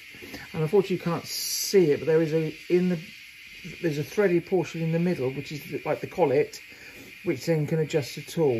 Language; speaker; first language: English; native; English